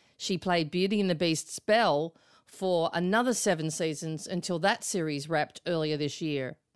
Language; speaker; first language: English; native; English